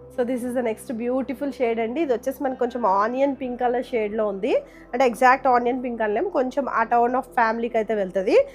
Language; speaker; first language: Telugu; native; Telugu